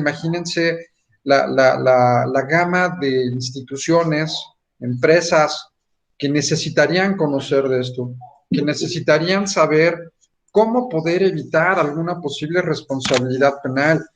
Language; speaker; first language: Spanish; native; Spanish